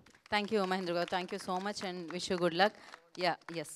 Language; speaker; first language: Telugu; native; Telugu